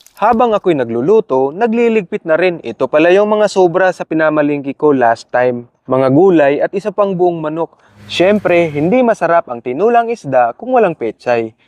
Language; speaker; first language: Filipino; non-native, local second language; Cebuano